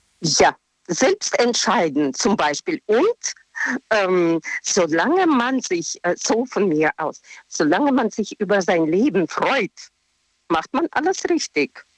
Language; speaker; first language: German; non-native, learner; Russian